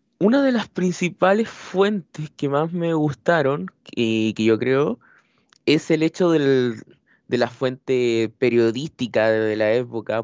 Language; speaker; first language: Spanish; native; Spanish